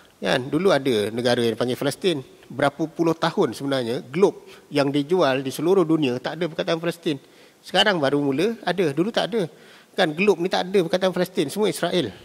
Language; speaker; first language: Malay; native; Malay